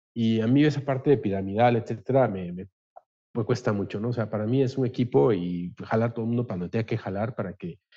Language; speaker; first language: Spanish; native; Spanish